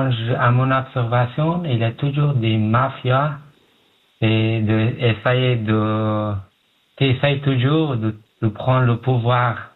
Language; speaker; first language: French; non-native, learner; Pashto